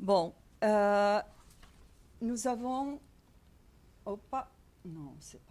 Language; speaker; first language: French; non-native, fluent; Portuguese